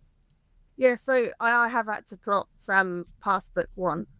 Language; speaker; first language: English; native; English